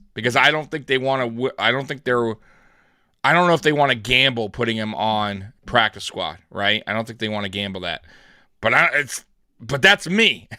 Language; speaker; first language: English; native; English